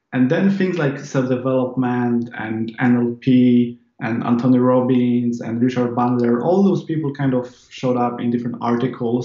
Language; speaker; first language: English; non-native, fluent; Polish